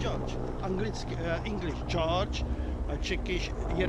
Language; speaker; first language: English; non-native, learner; Czech